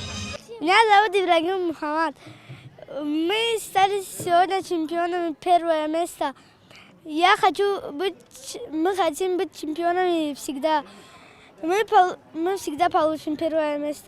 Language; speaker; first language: Russian; non-native, local second language; Tajik